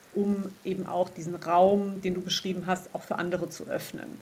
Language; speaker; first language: German; native; German